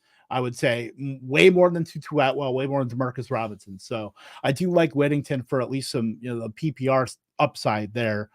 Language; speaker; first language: English; native; English